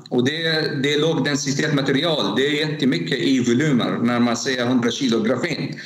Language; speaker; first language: Swedish; non-native, learner; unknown